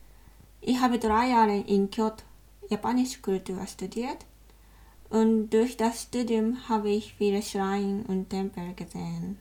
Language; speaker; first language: German; non-native, learner; Japanese